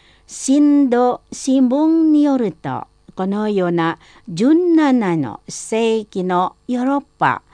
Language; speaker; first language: Japanese; non-native, fluent; Indonesian